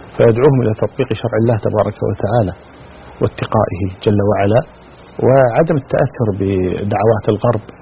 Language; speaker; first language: Arabic; native; Arabic